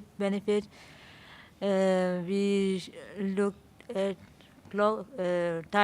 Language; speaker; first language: English; non-native, learner; Urdu